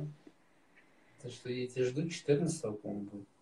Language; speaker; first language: Russian; native; Russian